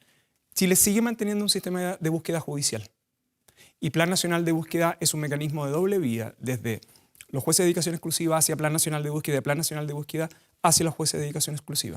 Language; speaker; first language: Spanish; native; Spanish